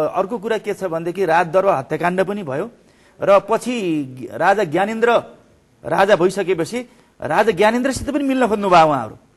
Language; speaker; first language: Nepali; native; Nepali